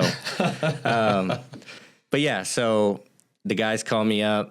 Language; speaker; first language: English; native; English